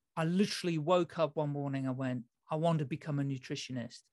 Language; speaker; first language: English; early bilingual, other home language; Dutch